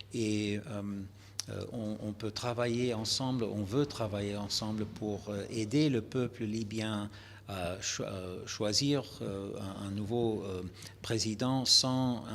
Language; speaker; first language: French; non-native, fluent; English